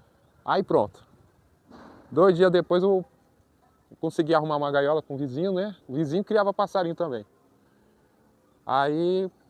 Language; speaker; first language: Portuguese; native; Portuguese